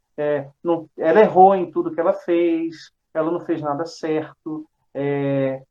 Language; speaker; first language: Portuguese; native; Portuguese